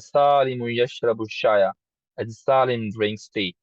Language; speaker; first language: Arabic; non-native, learner; English